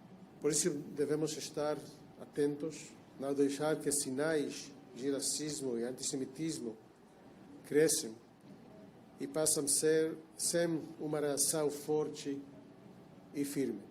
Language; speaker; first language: Portuguese; non-native, fluent; Hebrew